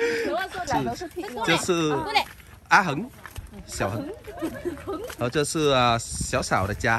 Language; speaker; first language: Chinese; non-native, fluent; Vietnamese